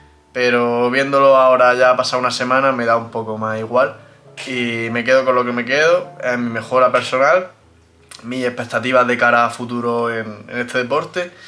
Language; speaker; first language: Spanish; native; Spanish